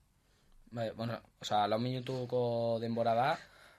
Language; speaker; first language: Basque; non-native, local second language; Spanish